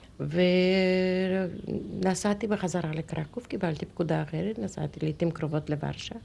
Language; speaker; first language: Hebrew; non-native, fluent; Polish